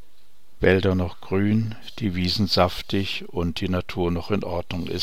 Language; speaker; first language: German; native; German